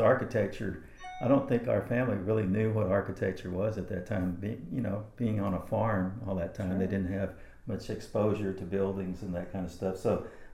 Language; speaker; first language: English; native; English